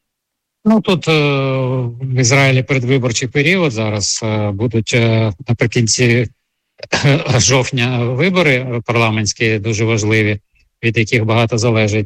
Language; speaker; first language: Ukrainian; native; Ukrainian